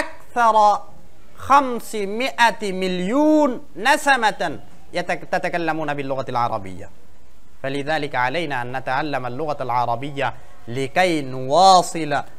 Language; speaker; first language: Arabic; non-native, fluent; Bangla